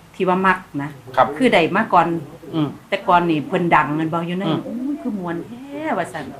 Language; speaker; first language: Thai; native; Thai